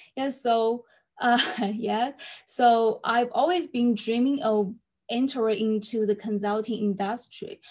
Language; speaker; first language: English; non-native, fluent; Chinese